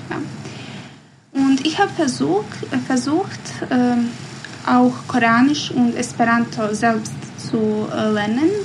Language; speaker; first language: German; non-native, learner; Bosnian